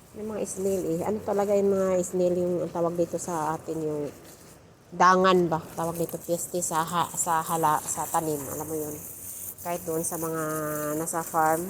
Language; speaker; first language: Filipino; non-native, local second language; Cebuano